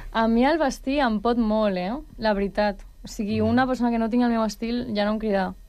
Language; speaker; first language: Catalan; native; Catalan